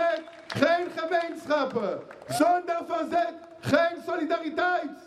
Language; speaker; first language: Dutch; non-native, fluent; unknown